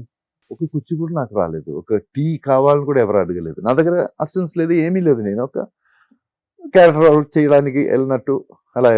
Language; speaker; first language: Telugu; non-native, fluent; Malayalam